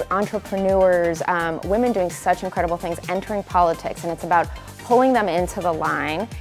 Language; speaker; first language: English; early bilingual, other home language; Spanish